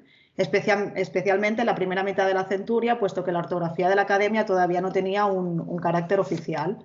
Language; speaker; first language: Spanish; native; Spanish